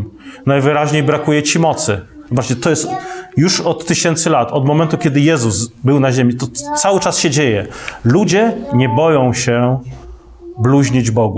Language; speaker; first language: Polish; native; Polish